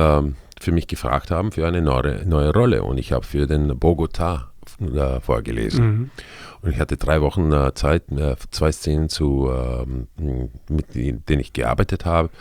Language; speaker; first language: German; non-native, fluent; Croatian